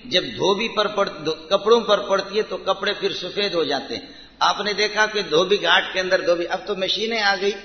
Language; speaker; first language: Urdu; non-native, local second language; Brahui